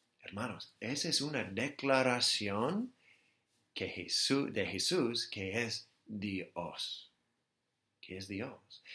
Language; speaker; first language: Spanish; non-native, fluent; English